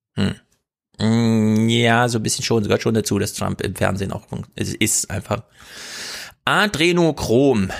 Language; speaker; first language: German; native; German